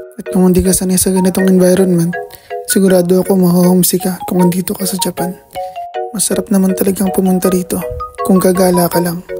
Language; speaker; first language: Filipino; native; Filipino